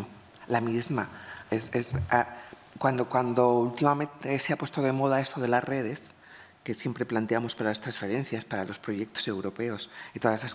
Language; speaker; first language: Spanish; native; Spanish